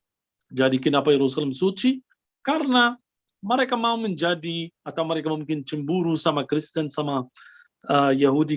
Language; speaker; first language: Indonesian; non-native, fluent; Arabic